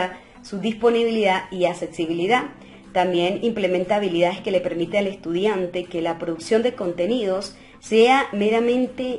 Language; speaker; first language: Spanish; native; Spanish